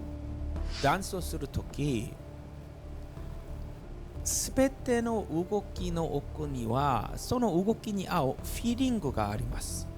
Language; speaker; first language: Japanese; non-native, learner; Korean